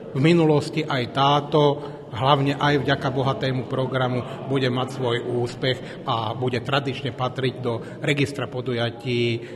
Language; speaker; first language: Slovak; native; Slovak